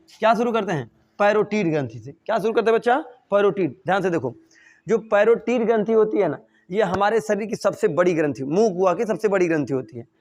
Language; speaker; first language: Hindi; native; Hindi